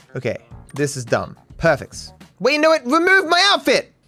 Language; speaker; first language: English; native; English